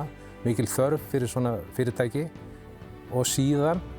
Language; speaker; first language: Icelandic; native; Icelandic